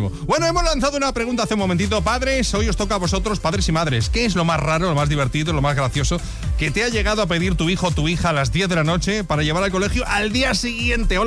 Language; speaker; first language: Spanish; native; Spanish